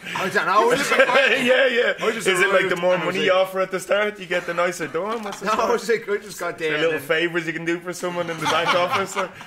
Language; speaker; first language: English; native; English